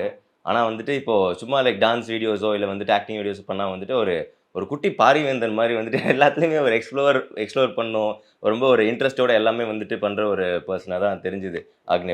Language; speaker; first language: Tamil; native; Tamil